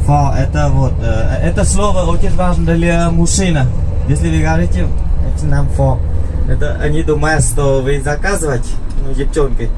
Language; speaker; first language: Russian; non-native, learner; Vietnamese